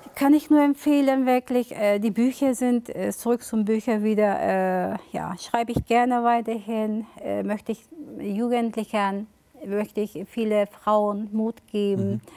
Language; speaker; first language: German; early bilingual, other home language; Turkish